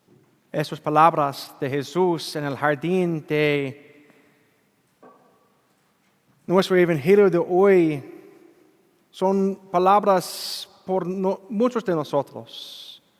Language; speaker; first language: Spanish; non-native, learner; English